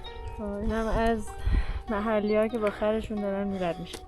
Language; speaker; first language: Persian; native; Persian